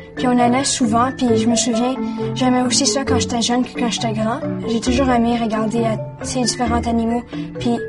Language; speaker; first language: French; native; French